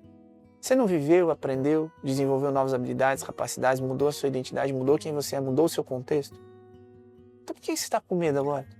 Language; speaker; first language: Portuguese; native; Portuguese